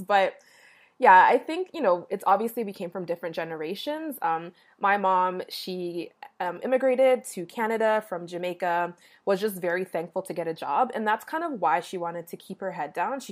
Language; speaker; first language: English; native; English